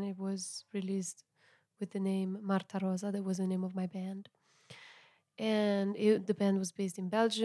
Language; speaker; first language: English; non-native, fluent; Italian